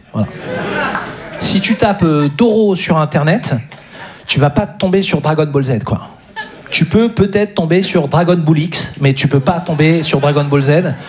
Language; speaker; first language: French; native; French